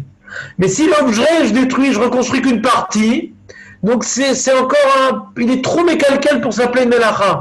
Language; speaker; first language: French; native; French